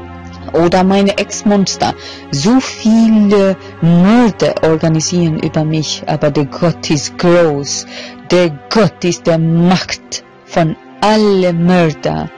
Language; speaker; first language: German; non-native, fluent; Albanian